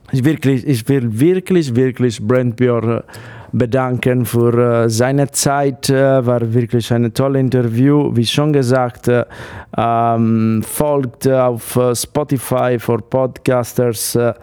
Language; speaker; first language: German; non-native, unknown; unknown